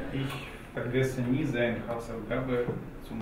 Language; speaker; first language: German; non-native, learner; Russian